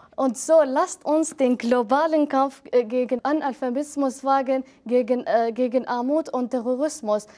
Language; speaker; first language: German; non-native, fluent; Arabic